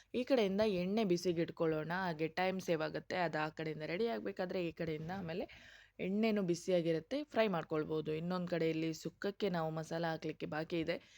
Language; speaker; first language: Kannada; non-native, local second language; Tulu